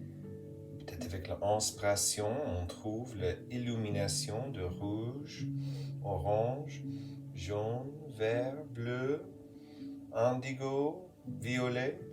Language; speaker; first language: French; non-native, fluent; English